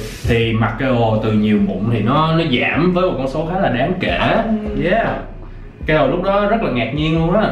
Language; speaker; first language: Vietnamese; early bilingual, heritage; Vietnamese